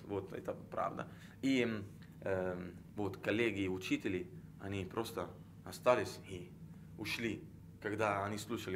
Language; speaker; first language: Russian; non-native, learner; Italian